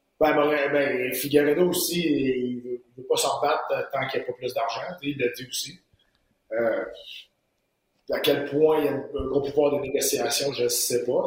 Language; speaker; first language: French; native; French